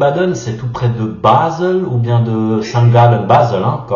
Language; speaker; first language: French; native; French